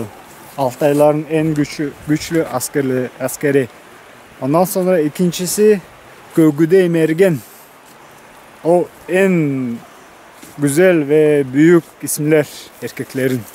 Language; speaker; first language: Turkish; non-native, learner; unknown